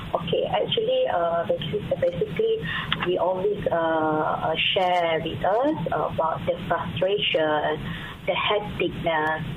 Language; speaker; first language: English; non-native, local second language; Malay